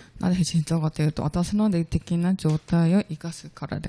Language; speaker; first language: Japanese; non-native, learner; Korean